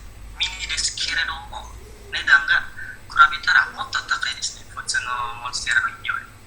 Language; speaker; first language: Japanese; non-native, learner; Indonesian